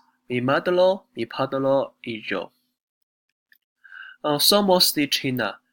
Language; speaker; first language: Spanish; non-native, learner; Chinese